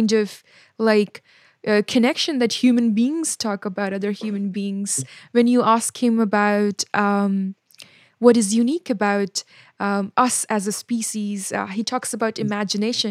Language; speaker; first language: English; non-native, local second language; Hindi